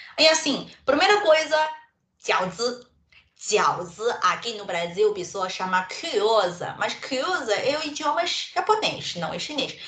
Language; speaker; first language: Portuguese; non-native, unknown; Chinese